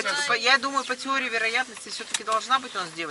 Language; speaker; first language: Russian; native; Russian